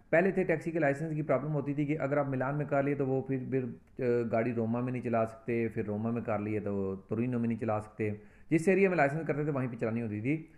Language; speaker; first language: Urdu; non-native, local second language; Punjabi